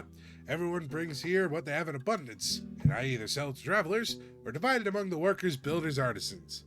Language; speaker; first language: English; native; English